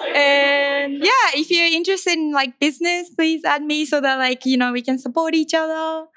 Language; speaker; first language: English; non-native, fluent; Japanese